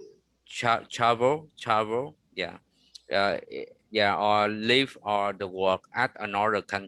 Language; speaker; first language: English; non-native, learner; Vietnamese